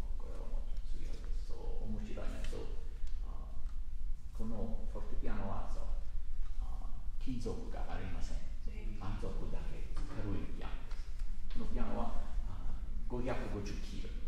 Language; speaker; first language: Japanese; non-native, learner; Italian